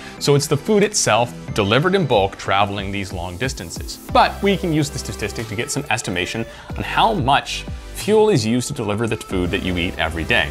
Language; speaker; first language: English; native; English